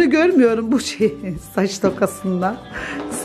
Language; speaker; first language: Turkish; early bilingual, heritage; Turkish